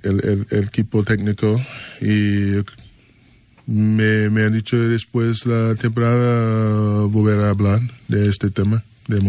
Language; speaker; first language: Spanish; non-native, learner; English